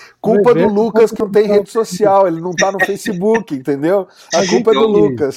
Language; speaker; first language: Portuguese; native; Portuguese